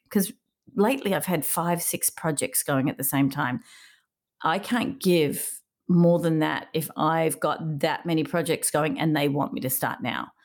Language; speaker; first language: English; native; English